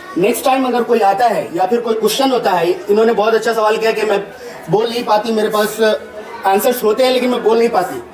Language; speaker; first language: Hindi; native; Hindi